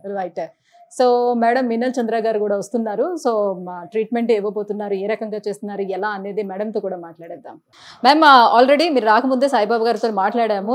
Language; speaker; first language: Telugu; native; Telugu